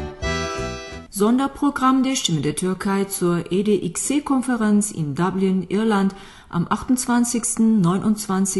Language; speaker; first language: German; non-native, fluent; Turkish